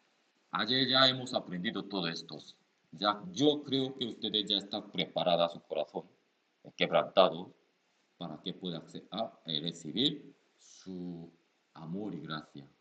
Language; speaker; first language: Spanish; non-native, learner; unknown